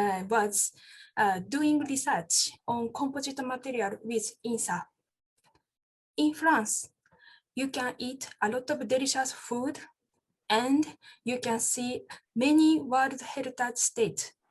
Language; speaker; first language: English; non-native, learner; Japanese